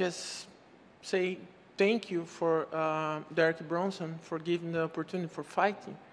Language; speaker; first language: English; non-native, learner; Portuguese